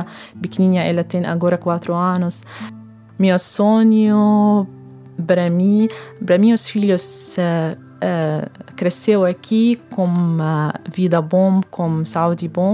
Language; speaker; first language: Portuguese; non-native, learner; Arabic